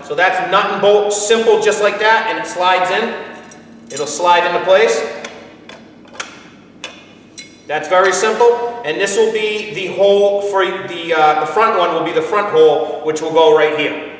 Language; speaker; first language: English; native; English